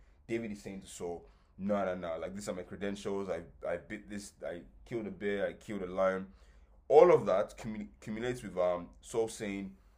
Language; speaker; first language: English; non-native, local second language; Yoruba